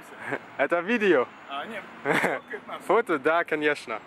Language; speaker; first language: Russian; non-native, learner; German